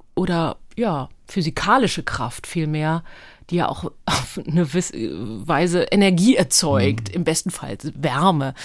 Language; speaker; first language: German; early bilingual, other home language; Hebrew